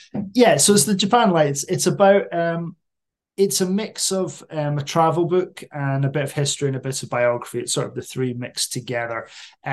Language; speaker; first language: English; native; English